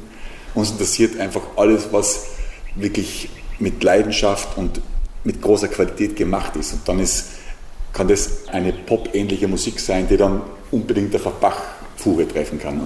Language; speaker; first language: German; native; German